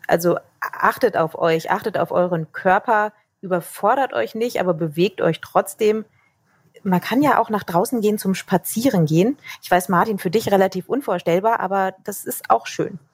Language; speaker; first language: German; native; German